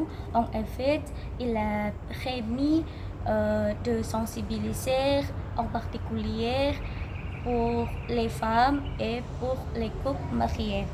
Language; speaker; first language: French; non-native, learner; Indonesian